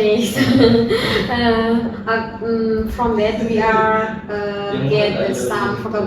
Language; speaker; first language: English; non-native, learner; Indonesian